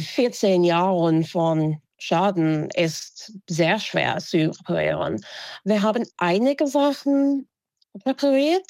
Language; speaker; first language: German; non-native, fluent; English